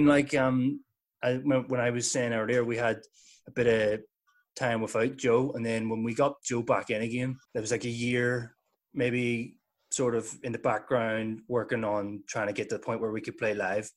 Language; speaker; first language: English; native; English